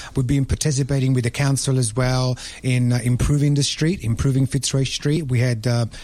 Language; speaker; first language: English; non-native, fluent; Italian